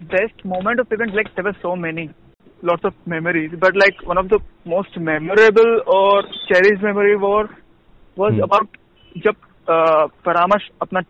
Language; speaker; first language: Hindi; non-native, local second language; Gujarati